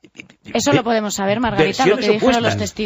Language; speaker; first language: Spanish; native; Spanish